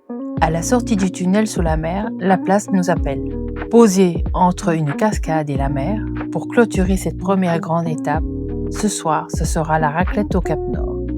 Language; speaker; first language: French; native; French